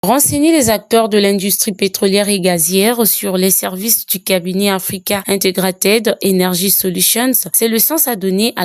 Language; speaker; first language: French; native; French